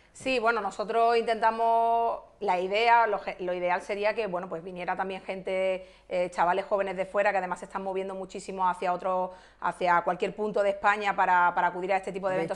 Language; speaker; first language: Spanish; native; Spanish